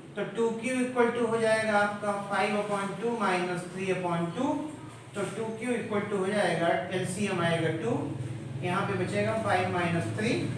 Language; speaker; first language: Hindi; native; Hindi